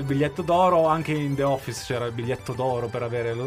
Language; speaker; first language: Italian; native; Italian